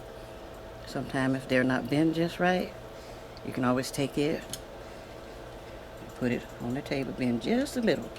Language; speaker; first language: English; native; English